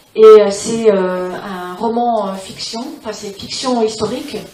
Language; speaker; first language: French; non-native, fluent; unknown